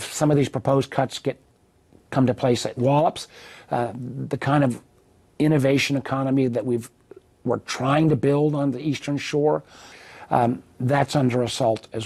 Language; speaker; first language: English; native; English